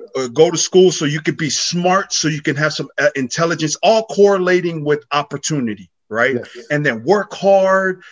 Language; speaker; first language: English; native; English